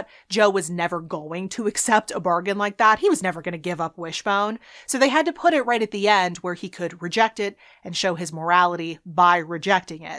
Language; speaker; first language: English; native; English